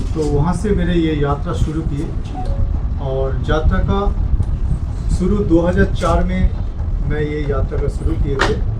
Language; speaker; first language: Hindi; non-native, local second language; Bangla